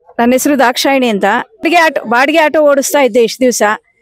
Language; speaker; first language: Kannada; native; Kannada